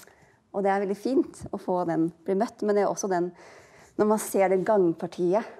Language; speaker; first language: Norwegian; native; Norwegian